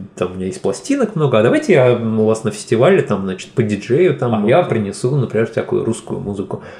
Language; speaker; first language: Russian; non-native, local second language; Tajik